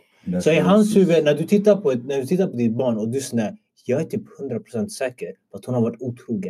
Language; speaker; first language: Swedish; early bilingual, other home language; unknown